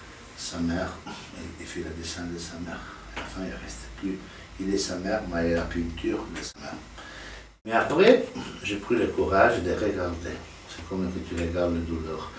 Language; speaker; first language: French; non-native, fluent; Italian